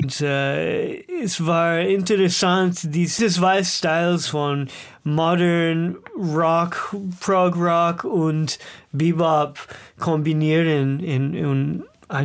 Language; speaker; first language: German; non-native, learner; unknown